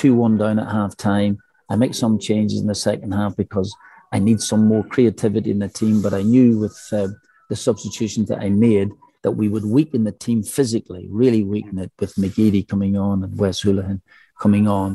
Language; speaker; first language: English; native; English